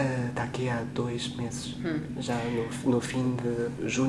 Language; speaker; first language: Portuguese; non-native, fluent; Chinese